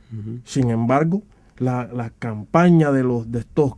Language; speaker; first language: Spanish; native; Spanish